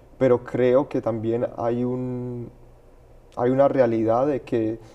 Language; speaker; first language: Spanish; early bilingual, heritage; Spanish